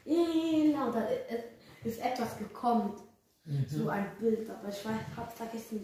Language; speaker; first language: German; early bilingual, other home language; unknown